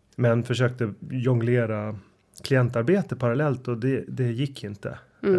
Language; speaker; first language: Swedish; native; Swedish